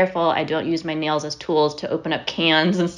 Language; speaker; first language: English; native; English